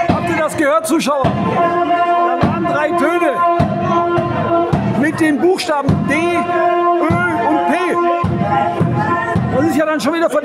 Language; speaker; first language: German; native; German